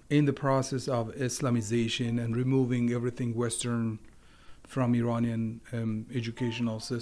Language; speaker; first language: English; non-native, fluent; Persian